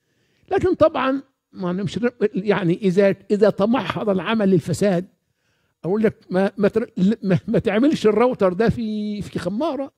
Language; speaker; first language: Arabic; native; Arabic